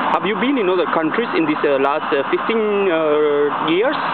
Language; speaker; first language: English; non-native, learner; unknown